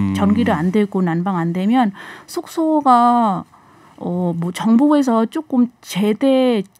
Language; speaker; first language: Korean; non-native, learner; Khmer